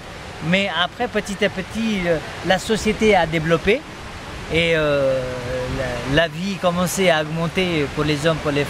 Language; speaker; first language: French; non-native, fluent; Nepali